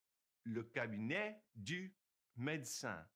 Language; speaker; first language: French; non-native, fluent; English